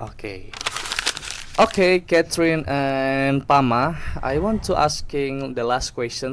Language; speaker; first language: English; non-native, learner; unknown